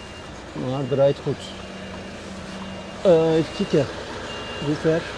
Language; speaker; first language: Dutch; non-native, fluent; Turkish